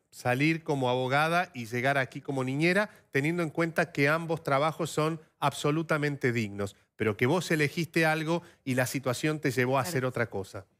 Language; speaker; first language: Spanish; native; Spanish